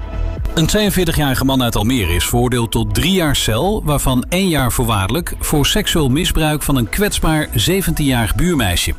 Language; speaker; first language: Dutch; native; Dutch